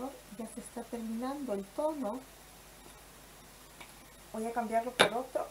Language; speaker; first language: Spanish; native; Spanish